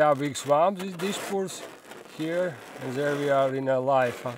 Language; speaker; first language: English; non-native, learner; Latvian